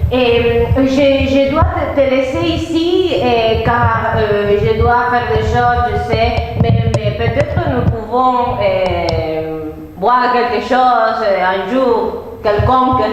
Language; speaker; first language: French; non-native, learner; Spanish